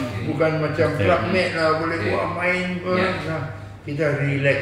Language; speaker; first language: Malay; non-native, local second language; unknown